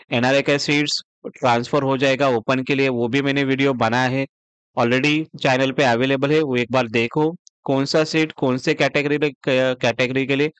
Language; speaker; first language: Hindi; non-native, local second language; Marathi